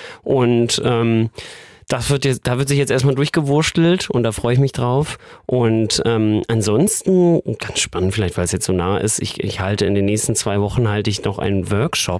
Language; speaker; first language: German; native; German